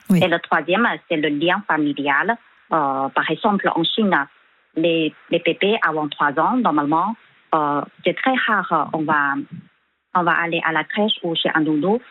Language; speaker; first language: French; non-native, fluent; Chinese